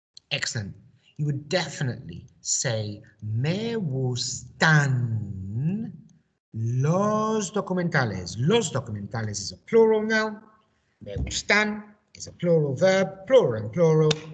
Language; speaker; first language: English; native; English